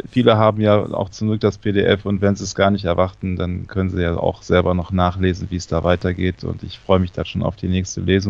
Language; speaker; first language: German; native; German